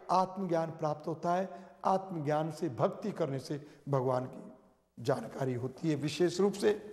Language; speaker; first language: Hindi; native; Hindi